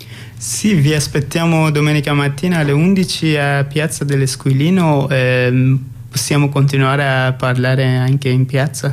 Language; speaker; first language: Italian; non-native, fluent; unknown